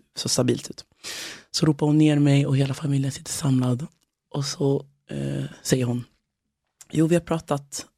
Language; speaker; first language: Swedish; early bilingual, other home language; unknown